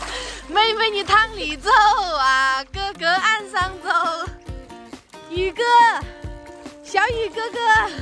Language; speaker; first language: Chinese; non-native, local second language; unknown